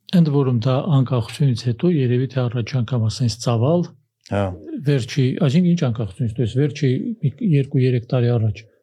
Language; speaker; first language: Armenian; native; Armenian